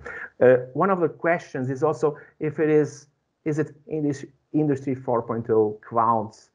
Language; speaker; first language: English; non-native, fluent; Portuguese